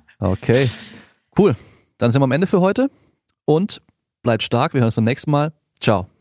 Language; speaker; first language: German; native; German